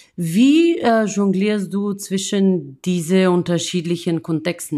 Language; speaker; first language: German; non-native, fluent; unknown